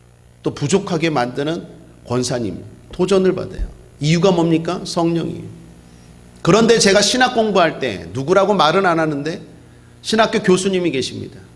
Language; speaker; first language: Korean; native; Korean